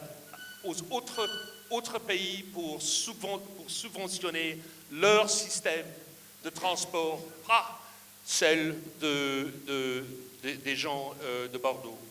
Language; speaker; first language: French; non-native, fluent; English